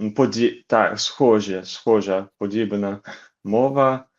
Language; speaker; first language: Ukrainian; non-native, learner; Japanese